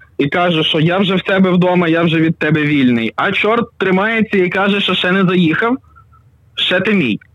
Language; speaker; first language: Ukrainian; native; Ukrainian